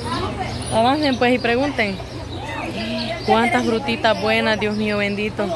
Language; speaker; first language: Spanish; native; Spanish